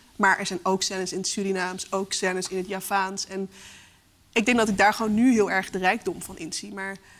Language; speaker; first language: Dutch; native; Dutch